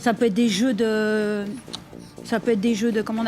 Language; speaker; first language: French; native; French